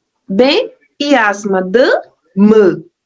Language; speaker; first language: Turkish; non-native, learner; Portuguese